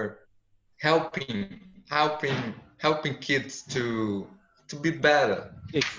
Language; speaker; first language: English; non-native, learner; Portuguese